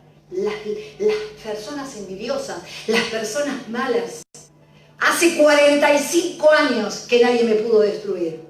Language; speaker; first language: Spanish; native; Spanish